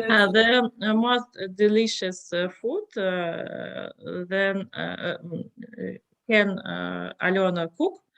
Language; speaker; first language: English; non-native, learner; Russian